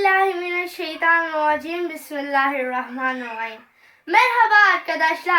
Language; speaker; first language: Turkish; non-native, learner; Hindi